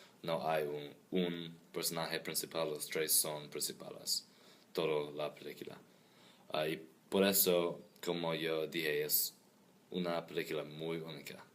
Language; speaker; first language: Spanish; non-native, learner; English